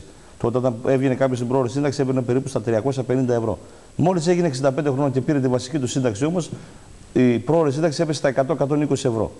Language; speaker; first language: Greek; native; Greek